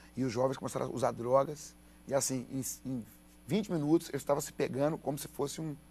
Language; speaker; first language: Portuguese; native; Portuguese